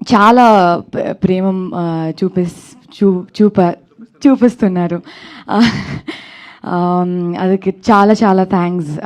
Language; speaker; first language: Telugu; non-native, learner; Kannada